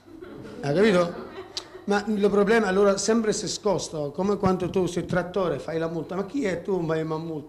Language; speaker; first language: Italian; non-native, learner; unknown